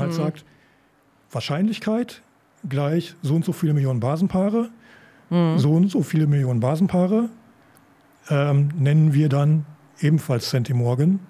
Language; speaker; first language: German; native; German